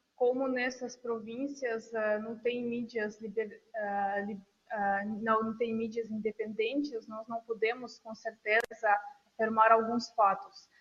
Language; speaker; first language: Portuguese; non-native, fluent; Russian